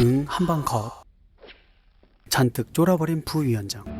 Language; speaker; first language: Korean; native; Korean